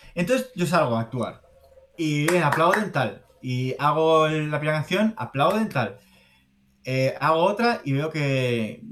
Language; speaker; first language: Spanish; native; Spanish